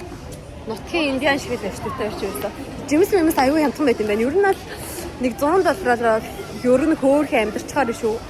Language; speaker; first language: Mongolian; native; Mongolian